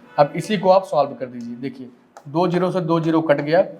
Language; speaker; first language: Hindi; native; Hindi